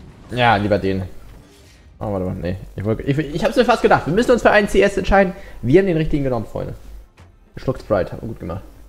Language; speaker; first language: German; native; German